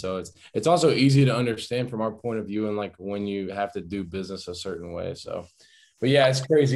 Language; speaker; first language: English; native; English